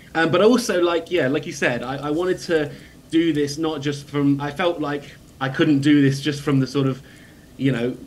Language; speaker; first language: English; native; English